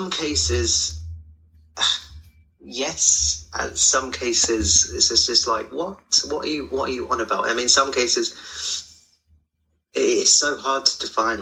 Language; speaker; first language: English; native; English